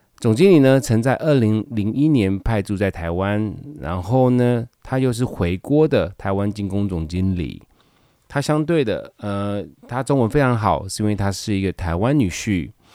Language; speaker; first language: Chinese; native; Chinese